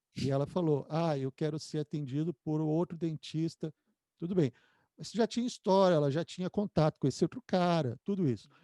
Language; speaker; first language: Portuguese; native; Portuguese